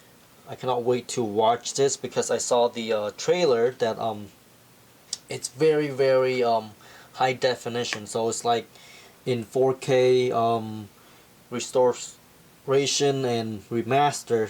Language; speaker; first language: English; non-native, fluent; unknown